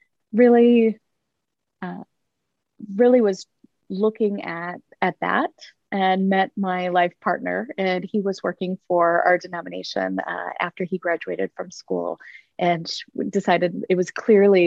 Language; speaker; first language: English; native; English